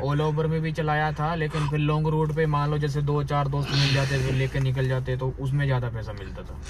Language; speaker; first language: Hindi; native; Hindi